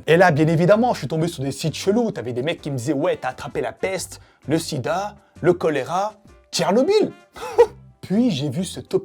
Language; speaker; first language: French; native; French